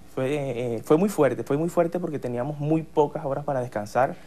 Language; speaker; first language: Spanish; native; Spanish